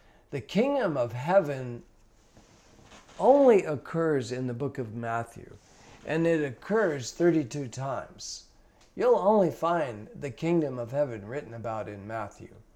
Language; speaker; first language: English; native; English